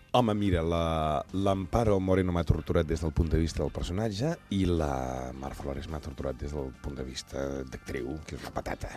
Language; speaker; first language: Catalan; native; Catalan